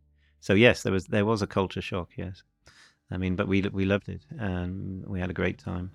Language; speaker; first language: English; native; English